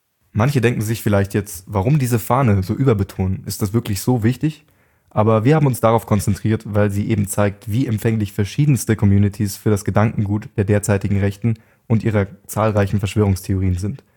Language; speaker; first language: German; native; German